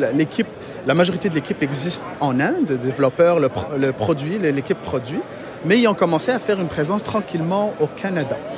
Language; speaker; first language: French; non-native, local second language; Arabic